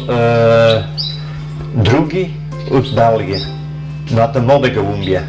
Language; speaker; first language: Polish; early bilingual, heritage; Polish